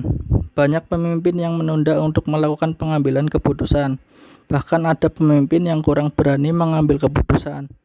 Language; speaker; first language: Indonesian; native; Indonesian